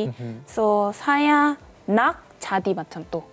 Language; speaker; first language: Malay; non-native, learner; Korean